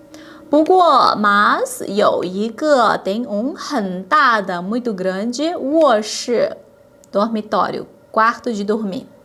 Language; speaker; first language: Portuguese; non-native, fluent; Chinese